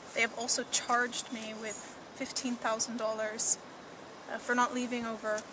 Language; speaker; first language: English; early bilingual, other home language; Arabic